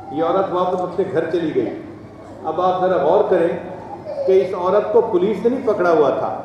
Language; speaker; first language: Urdu; non-native, local second language; Punjabi